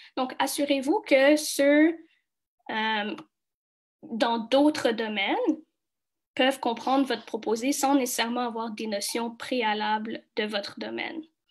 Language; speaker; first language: French; early bilingual, other home language; Kinyarwanda